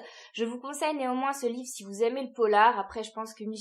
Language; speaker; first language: French; native; French